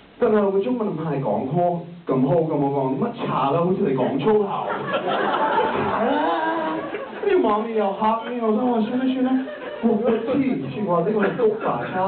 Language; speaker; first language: Cantonese; non-native, learner; English